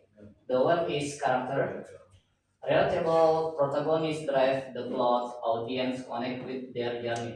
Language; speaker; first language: English; non-native, learner; Indonesian